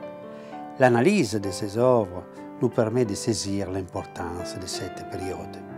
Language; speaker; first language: French; native; French